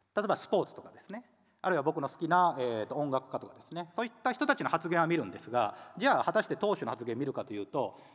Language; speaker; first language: Japanese; native; Japanese